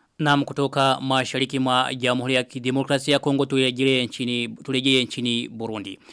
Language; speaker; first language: Swahili; non-native, local second language; Rundi